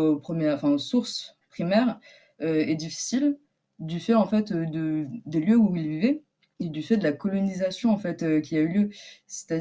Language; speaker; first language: French; native; French